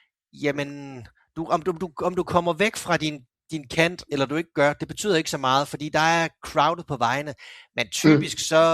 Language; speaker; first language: Danish; native; Danish